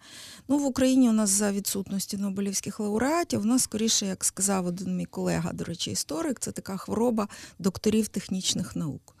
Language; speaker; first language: Ukrainian; native; Ukrainian